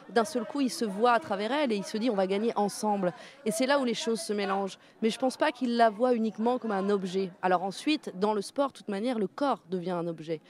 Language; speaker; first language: French; native; French